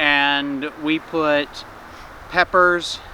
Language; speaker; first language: English; native; English